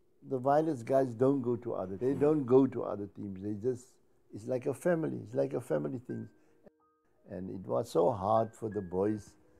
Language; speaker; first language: English; native; English